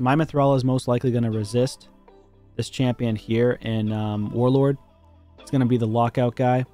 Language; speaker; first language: English; native; English